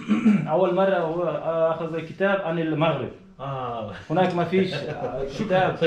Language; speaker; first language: Arabic; non-native, learner; Uzbek